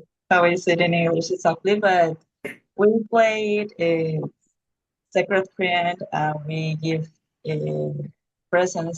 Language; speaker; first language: English; non-native, learner; Spanish